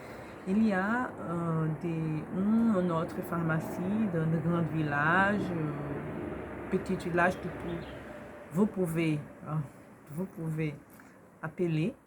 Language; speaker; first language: French; non-native, learner; Portuguese